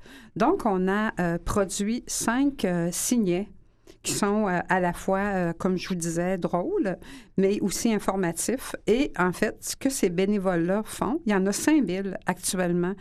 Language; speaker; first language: French; native; French